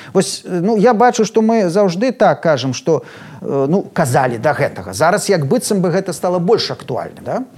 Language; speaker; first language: Belarusian; native; Belarusian